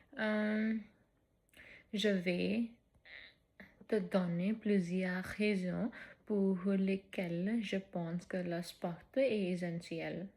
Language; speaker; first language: French; non-native, fluent; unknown